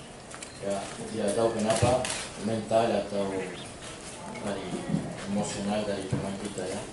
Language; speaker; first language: Indonesian; non-native, learner; Spanish